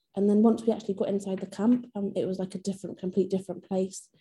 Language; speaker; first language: English; non-native, fluent; Persian